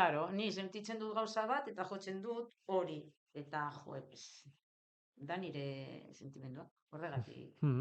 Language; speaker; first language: Basque; non-native, local second language; Spanish